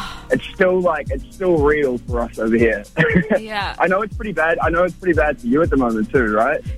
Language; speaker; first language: English; native; English